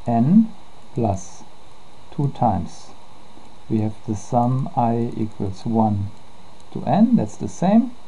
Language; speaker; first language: English; non-native, fluent; German